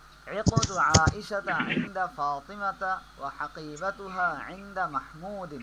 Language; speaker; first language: Arabic; non-native, fluent; Bangla